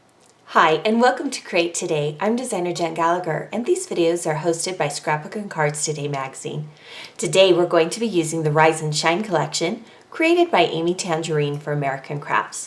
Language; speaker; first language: English; native; English